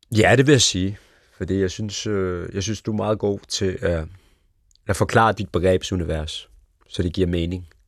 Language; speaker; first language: Danish; early bilingual, other home language; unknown